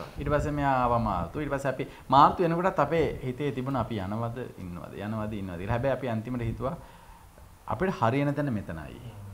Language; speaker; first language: Sinhala; native; Sinhala